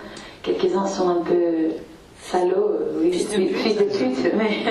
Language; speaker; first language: French; non-native, fluent; Spanish